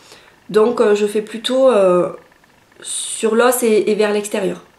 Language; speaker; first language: French; native; French